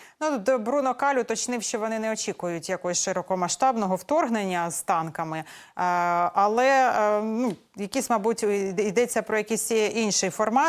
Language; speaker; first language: Ukrainian; native; Ukrainian